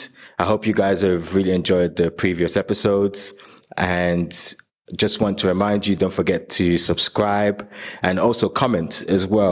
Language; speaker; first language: English; non-native, local second language; Yoruba